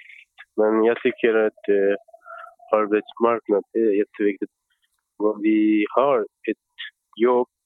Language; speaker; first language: Swedish; non-native, fluent; Persian